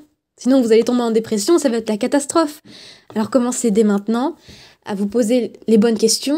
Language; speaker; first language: French; native; French